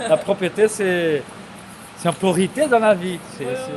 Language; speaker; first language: French; non-native, fluent; Portuguese